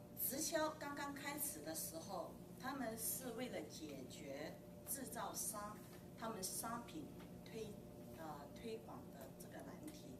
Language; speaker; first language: Chinese; native; Chinese